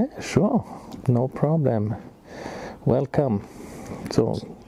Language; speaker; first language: English; non-native, learner; French